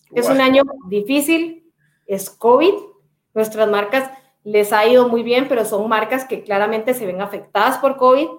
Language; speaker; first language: Spanish; native; Spanish